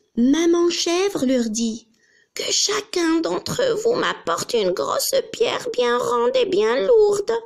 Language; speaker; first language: French; non-native, local second language; Arabic